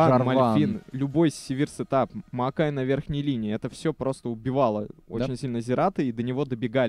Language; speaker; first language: Russian; native; Russian